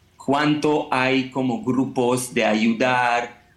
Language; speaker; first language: Spanish; non-native, fluent; Hebrew